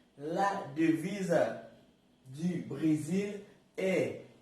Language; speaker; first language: French; non-native, learner; Portuguese